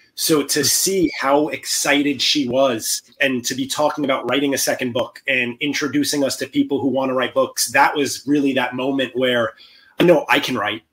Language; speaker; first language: English; native; English